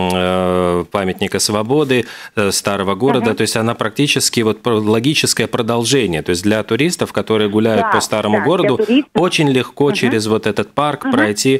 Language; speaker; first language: Russian; native; Russian